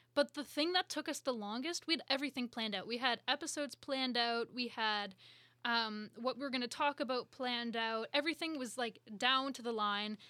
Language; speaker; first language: English; native; English